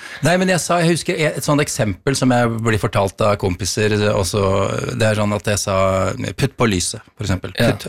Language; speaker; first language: Norwegian; early bilingual, heritage; Norwegian